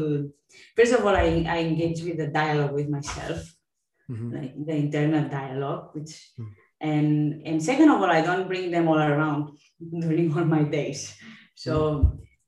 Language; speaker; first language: English; non-native, fluent; Spanish